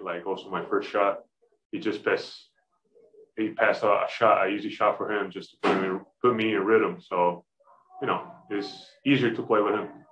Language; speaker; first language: English; non-native, fluent; Italian